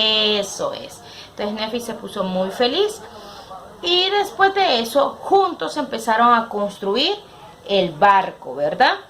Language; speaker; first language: Spanish; native; Spanish